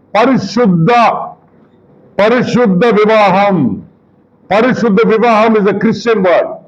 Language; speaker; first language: English; non-native, local second language; Telugu